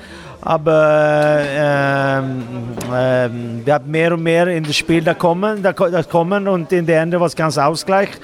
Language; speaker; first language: German; non-native, learner; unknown